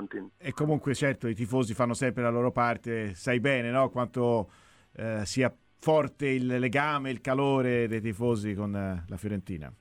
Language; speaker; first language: Italian; native; Italian